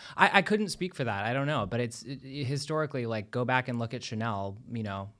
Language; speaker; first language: English; native; English